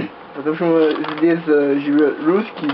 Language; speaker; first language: Russian; non-native, learner; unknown